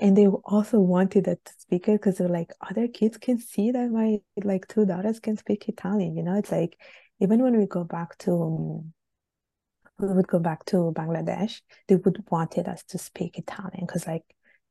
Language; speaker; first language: English; non-native, fluent; Italian